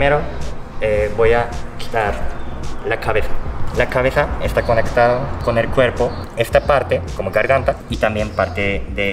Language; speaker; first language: Spanish; non-native, learner; Japanese